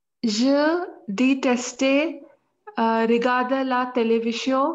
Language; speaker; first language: French; non-native, learner; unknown